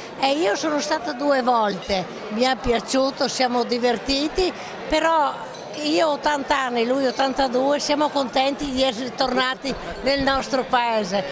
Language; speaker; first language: Italian; non-native, local second language; Friulian